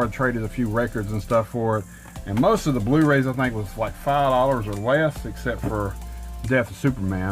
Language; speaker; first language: English; native; English